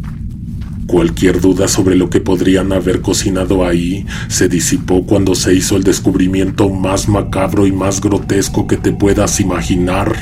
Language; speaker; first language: Spanish; native; Spanish